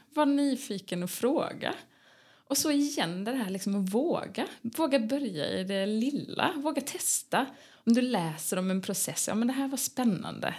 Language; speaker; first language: Swedish; native; Swedish